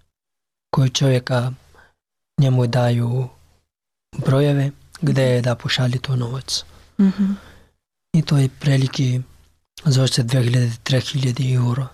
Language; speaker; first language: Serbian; non-native, learner; Pashto